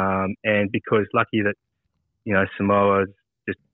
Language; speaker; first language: English; native; English